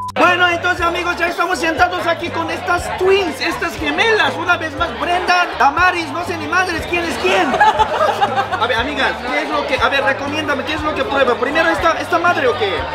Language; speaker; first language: Spanish; non-native, fluent; Korean